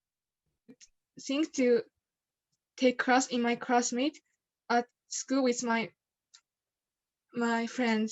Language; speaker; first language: English; non-native, learner; Japanese